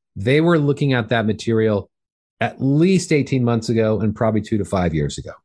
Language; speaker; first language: English; native; English